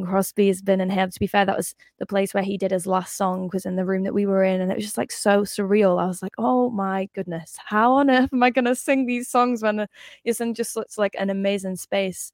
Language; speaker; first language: English; native; English